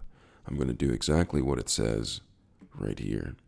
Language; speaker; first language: English; native; English